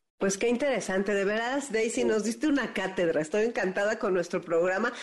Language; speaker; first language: Spanish; native; Spanish